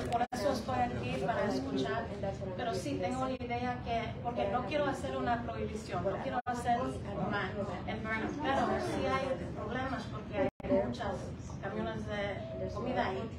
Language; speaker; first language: Spanish; early bilingual, heritage; Spanish